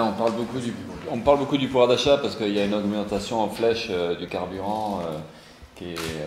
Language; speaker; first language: French; native; French